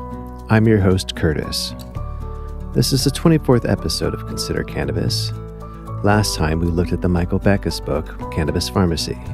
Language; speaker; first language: English; native; English